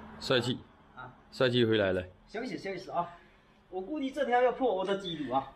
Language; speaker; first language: Chinese; native; Chinese